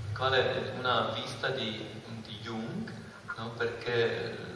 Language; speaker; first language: Italian; non-native, fluent; Czech